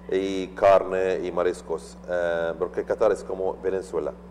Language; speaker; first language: Spanish; non-native, learner; Arabic